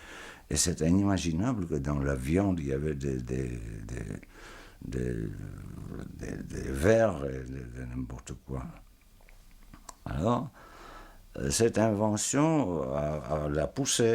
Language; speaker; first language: French; non-native, fluent; Georgian